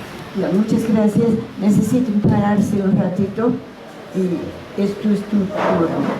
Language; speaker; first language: Spanish; non-native, fluent; English